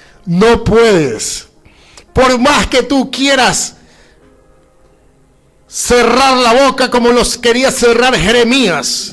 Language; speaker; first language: Spanish; native; Spanish